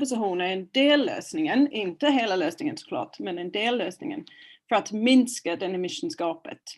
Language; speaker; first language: Swedish; non-native, fluent; English